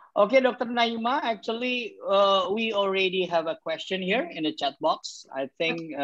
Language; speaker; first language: English; non-native, fluent; Indonesian